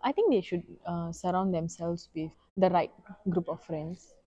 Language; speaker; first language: English; non-native, local second language; Tamil